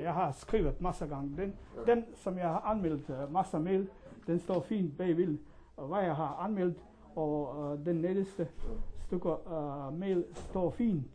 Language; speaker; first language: Danish; non-native, learner; Croatian